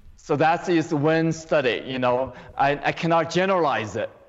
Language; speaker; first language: English; non-native, fluent; Chinese